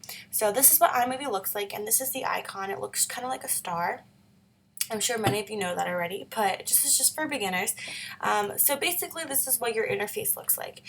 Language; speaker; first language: English; native; English